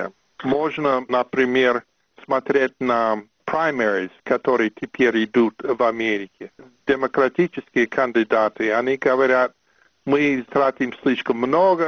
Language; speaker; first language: Russian; non-native, fluent; English